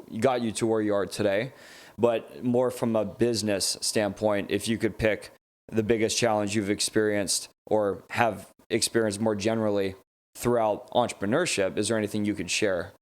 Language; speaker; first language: English; native; English